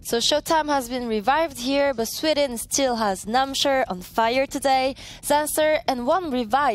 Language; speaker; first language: English; non-native, fluent; French